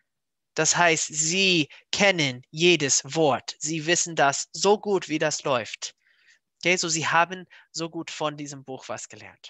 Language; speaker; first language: German; non-native, fluent; English